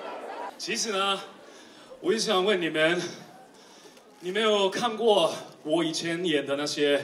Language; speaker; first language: Chinese; non-native, fluent; Japanese